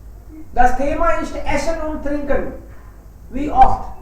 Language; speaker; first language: German; non-native, fluent; Hindi